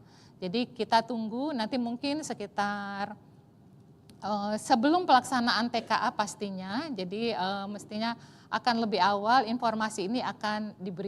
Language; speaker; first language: Indonesian; native; Indonesian